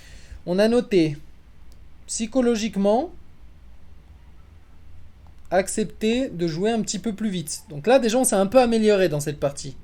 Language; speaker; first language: French; native; French